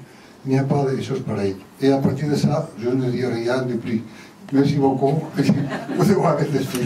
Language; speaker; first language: French; non-native, learner; Spanish